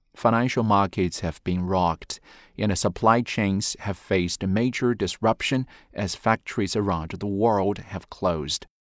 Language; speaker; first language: English; non-native, fluent; Chinese